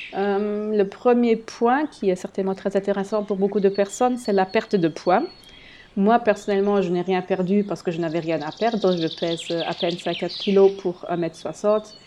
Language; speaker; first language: French; non-native, fluent; German